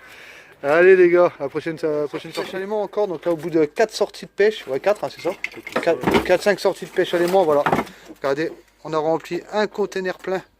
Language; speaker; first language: French; native; French